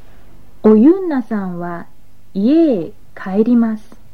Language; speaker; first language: Japanese; non-native, learner; Mongolian